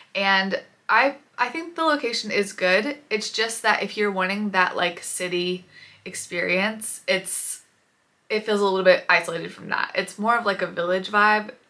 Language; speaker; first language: English; native; English